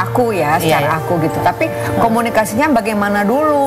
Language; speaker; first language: Indonesian; native; Indonesian